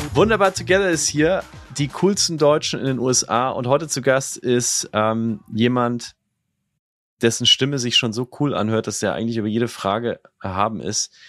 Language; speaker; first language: German; native; German